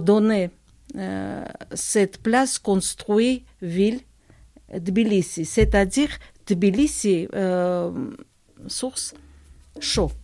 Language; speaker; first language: French; non-native, learner; Georgian